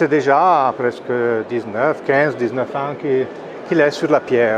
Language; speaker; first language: French; non-native, local second language; Italian